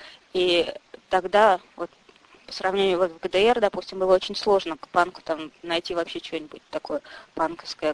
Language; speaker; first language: Russian; non-native, fluent; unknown